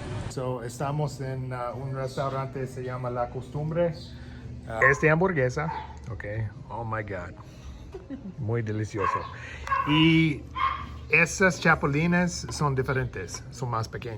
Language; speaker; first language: Spanish; non-native, learner; English